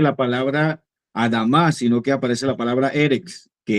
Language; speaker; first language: Spanish; native; Spanish